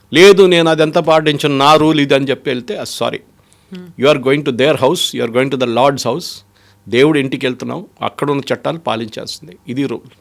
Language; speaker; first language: Telugu; non-native, fluent; Malayalam